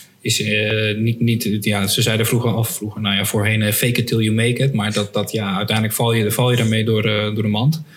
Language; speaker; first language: Dutch; native; Dutch